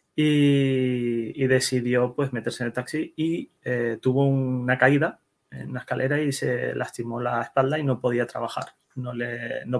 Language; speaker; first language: Spanish; early bilingual, other home language; Dutch